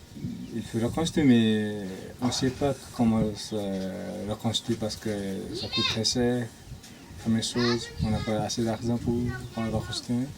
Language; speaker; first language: French; non-native, fluent; Nepali